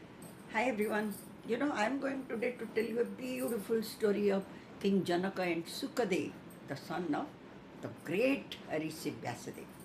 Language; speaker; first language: English; non-native, local second language; Odia